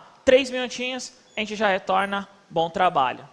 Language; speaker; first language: Portuguese; native; Portuguese